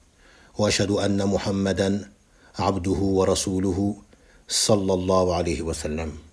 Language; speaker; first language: Arabic; non-native, fluent; French